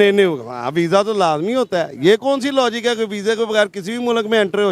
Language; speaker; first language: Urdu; non-native, local second language; Punjabi